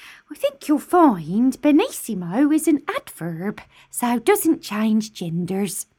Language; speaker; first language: English; native; English